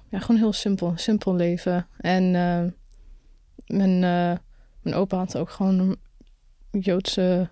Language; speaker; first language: Dutch; early bilingual, other home language; Arabic